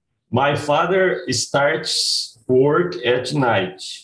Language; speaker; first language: English; non-native, learner; Portuguese